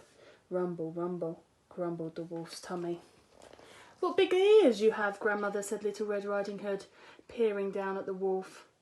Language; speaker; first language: English; native; English